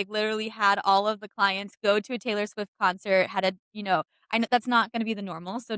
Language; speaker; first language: English; native; English